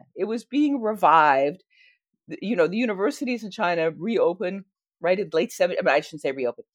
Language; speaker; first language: English; native; English